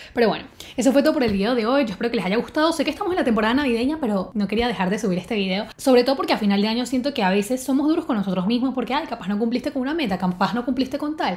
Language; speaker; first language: Spanish; native; Spanish